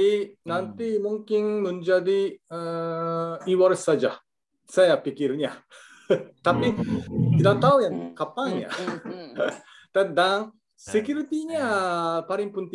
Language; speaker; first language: Indonesian; non-native, learner; Japanese